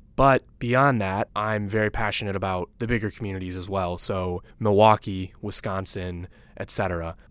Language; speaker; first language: English; native; English